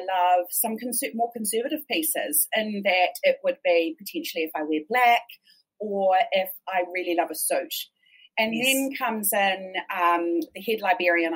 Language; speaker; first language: English; native; English